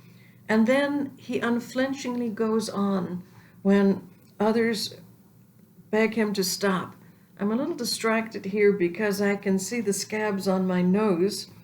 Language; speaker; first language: English; native; English